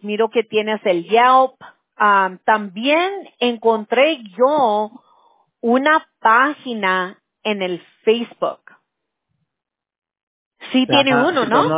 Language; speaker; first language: Spanish; early bilingual, heritage; Spanish